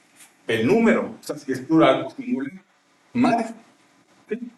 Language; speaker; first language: Spanish; native; Spanish